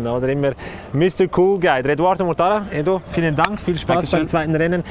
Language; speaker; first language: German; native; German